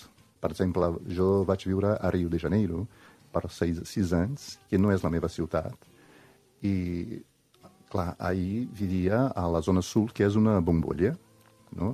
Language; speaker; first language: Catalan; non-native, fluent; Portuguese